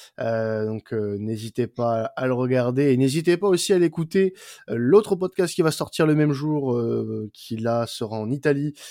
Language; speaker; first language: French; native; French